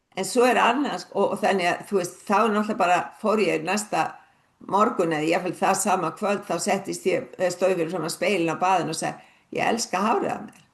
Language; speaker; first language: Icelandic; native; Icelandic